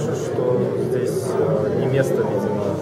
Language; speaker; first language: Russian; native; Russian